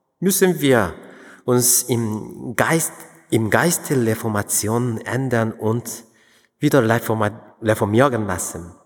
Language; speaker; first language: German; non-native, fluent; Korean